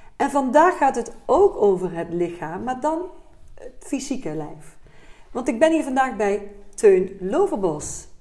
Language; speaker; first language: Dutch; native; Dutch